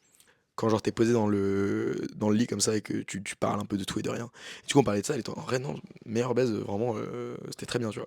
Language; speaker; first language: French; native; French